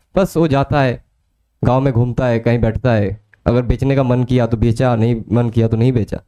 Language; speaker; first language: Hindi; non-native, local second language; Bangla